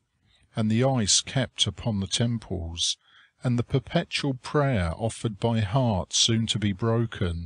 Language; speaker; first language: English; native; English